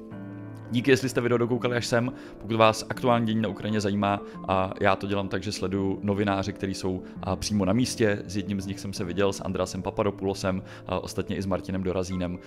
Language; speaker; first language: Czech; native; Czech